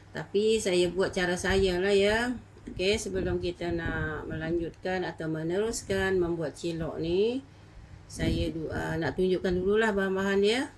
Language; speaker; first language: Malay; native; Malay